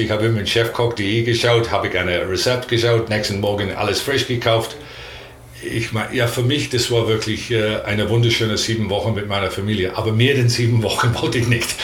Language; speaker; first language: German; non-native, learner; English